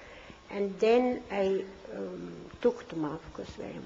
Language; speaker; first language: English; non-native, fluent; German